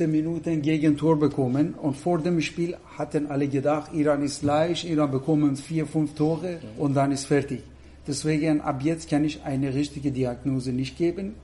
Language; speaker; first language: German; non-native, learner; Persian